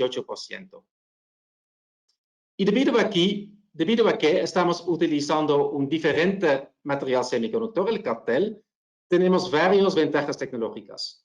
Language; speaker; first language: Spanish; non-native, fluent; Dutch